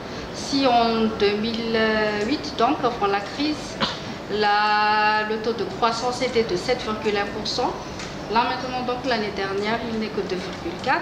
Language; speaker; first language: French; non-native, local second language; Malagasy